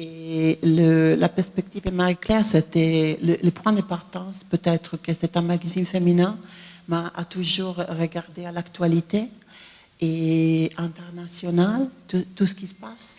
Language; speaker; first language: French; non-native, fluent; Italian